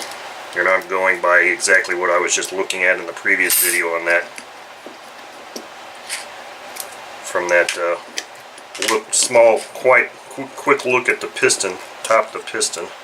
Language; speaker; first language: English; native; English